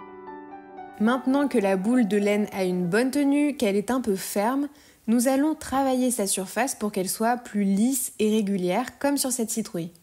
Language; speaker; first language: French; native; French